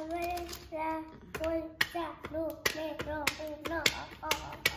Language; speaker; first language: Spanish; early bilingual, other home language; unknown